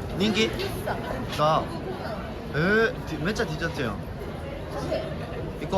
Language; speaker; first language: Japanese; non-native, learner; Korean